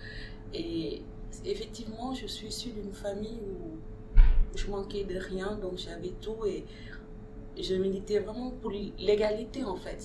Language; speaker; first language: French; non-native, local second language; Wolof